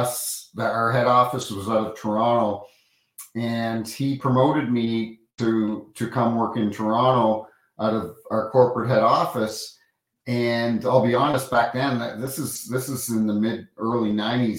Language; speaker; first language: English; native; English